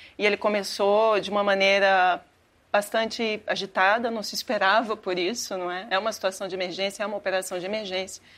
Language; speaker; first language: Portuguese; native; Portuguese